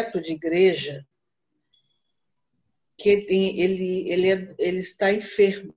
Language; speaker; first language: Portuguese; native; Portuguese